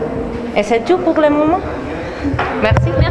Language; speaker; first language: French; non-native, learner; Spanish